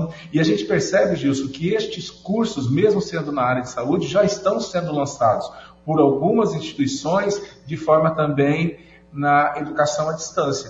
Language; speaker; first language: Portuguese; native; Portuguese